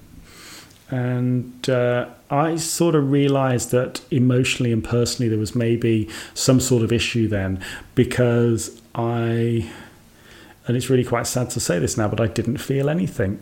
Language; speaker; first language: English; native; English